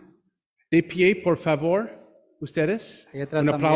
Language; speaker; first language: Spanish; non-native, fluent; English